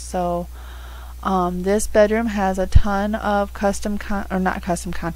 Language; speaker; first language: English; native; English